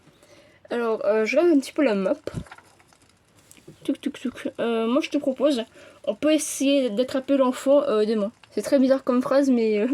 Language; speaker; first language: French; native; French